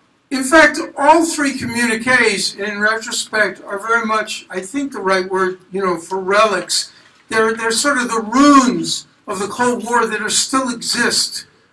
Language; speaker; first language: English; native; English